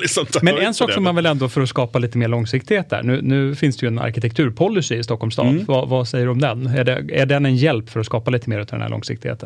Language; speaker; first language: Swedish; native; Swedish